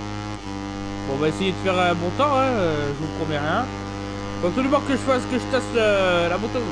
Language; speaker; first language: French; native; French